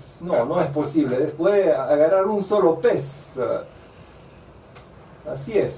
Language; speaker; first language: Spanish; non-native, fluent; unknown